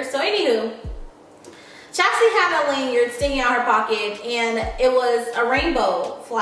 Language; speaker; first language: English; native; English